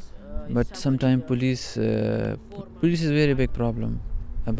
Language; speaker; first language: English; non-native, learner; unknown